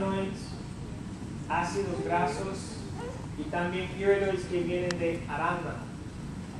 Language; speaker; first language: Spanish; early bilingual, heritage; English